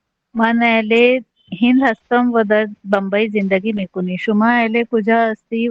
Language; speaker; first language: Persian; non-native, learner; Urdu